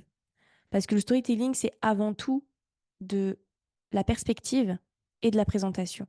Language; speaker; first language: French; native; French